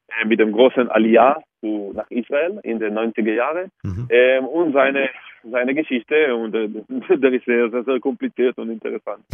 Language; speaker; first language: German; non-native, fluent; Hebrew